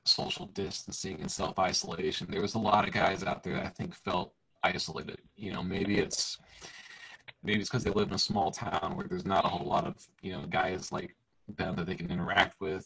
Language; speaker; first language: English; native; English